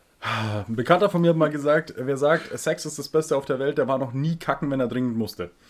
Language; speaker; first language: German; native; German